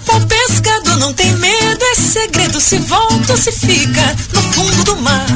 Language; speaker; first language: Portuguese; native; Portuguese